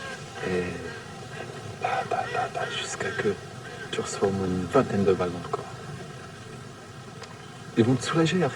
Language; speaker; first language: French; native; French